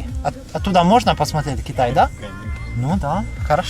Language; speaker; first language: Russian; non-native, fluent; Italian